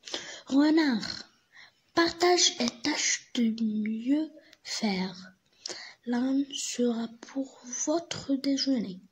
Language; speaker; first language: French; non-native, learner; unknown